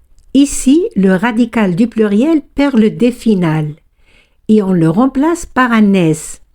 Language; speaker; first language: French; non-native, fluent; Spanish